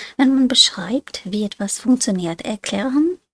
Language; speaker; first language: German; non-native, fluent; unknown